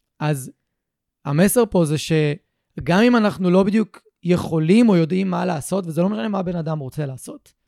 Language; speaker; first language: Hebrew; native; Hebrew